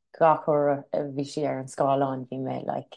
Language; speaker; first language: Irish; non-native, local second language; English